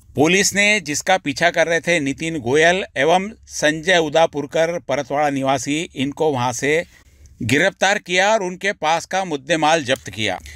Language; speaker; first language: Hindi; non-native, local second language; Marathi